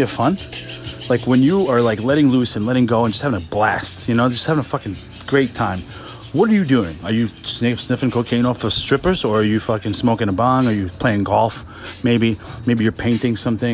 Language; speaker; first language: English; native; English